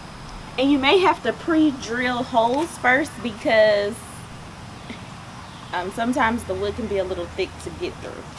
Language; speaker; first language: English; native; English